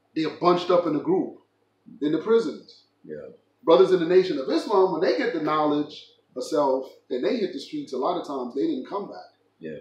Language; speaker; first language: English; native; English